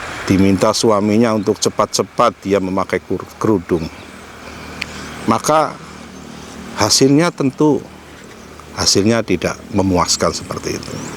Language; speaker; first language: Indonesian; non-native, local second language; Javanese